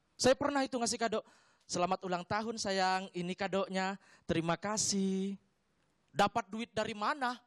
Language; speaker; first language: Indonesian; native; Indonesian